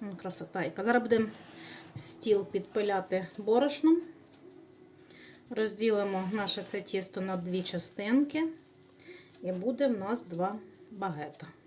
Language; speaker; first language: Ukrainian; native; Ukrainian